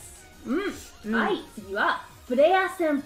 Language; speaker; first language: Japanese; non-native, learner; English